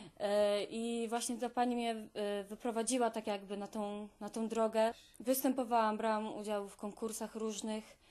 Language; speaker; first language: Polish; native; Polish